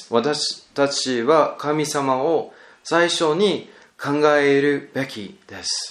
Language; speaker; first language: Japanese; non-native, learner; English